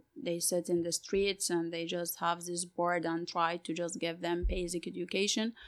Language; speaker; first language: English; non-native, fluent; Arabic